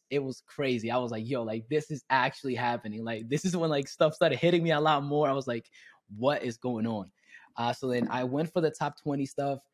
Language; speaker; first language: English; early bilingual, other home language; Spanish